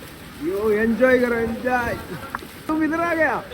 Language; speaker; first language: Hindi; non-native, local second language; Malayalam